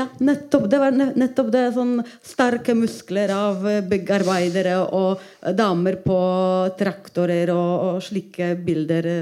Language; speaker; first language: Norwegian; non-native, fluent; Polish